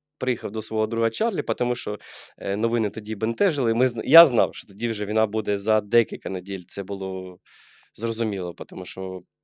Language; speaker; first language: Ukrainian; non-native, local second language; Russian